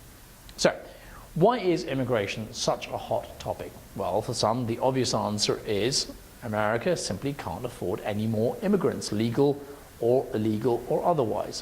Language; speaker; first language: English; native; English